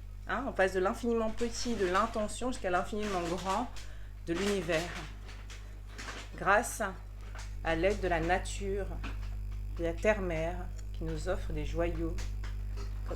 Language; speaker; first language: French; native; French